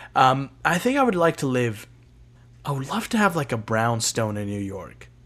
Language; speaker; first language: English; native; English